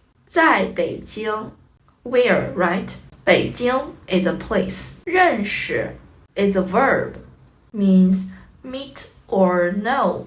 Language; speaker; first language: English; non-native, fluent; Chinese